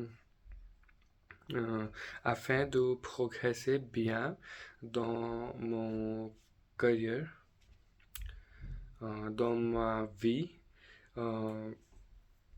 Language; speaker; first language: French; non-native, learner; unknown